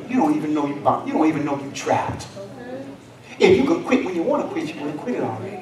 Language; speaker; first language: English; native; English